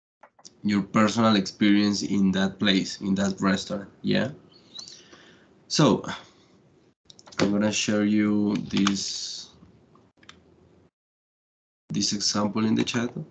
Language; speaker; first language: English; non-native, fluent; Spanish